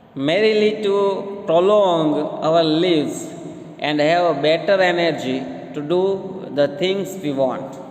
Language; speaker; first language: English; non-native, local second language; Gujarati